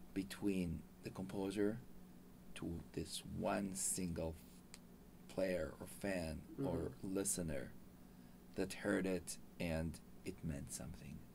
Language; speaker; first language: English; non-native, fluent; Hebrew